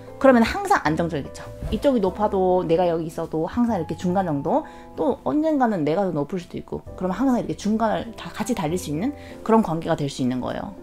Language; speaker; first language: Korean; native; Korean